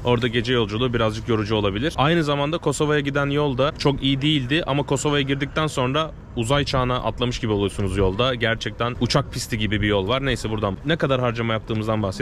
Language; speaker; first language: Turkish; native; Turkish